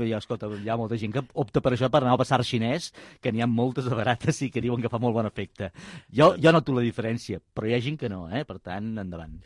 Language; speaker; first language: Catalan; native; Catalan